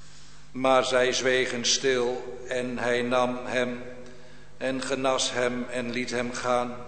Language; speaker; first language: Dutch; native; Dutch